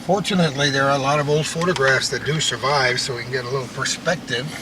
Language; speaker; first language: English; native; English